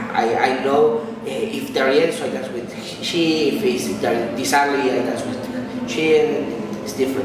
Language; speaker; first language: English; non-native, learner; Spanish